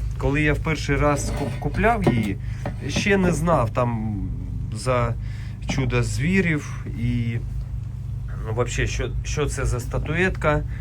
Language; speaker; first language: Ukrainian; native; Ukrainian